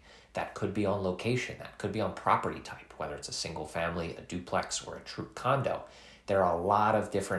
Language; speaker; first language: English; native; English